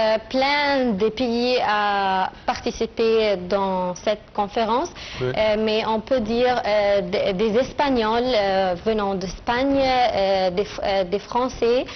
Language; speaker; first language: French; non-native, fluent; Arabic